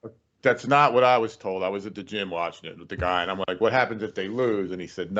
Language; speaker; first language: English; native; English